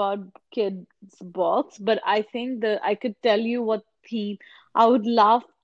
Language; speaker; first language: English; non-native, local second language; Hindi